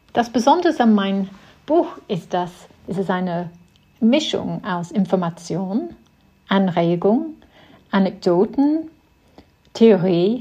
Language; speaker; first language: German; non-native, fluent; English